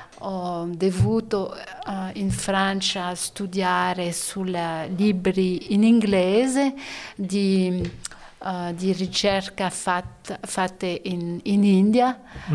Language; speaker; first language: Italian; non-native, learner; French